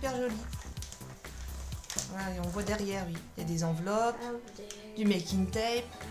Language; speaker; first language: French; native; French